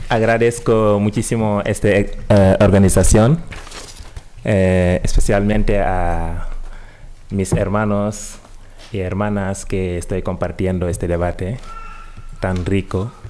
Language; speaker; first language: Spanish; non-native, fluent; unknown